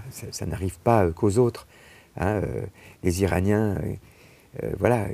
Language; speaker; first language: French; native; French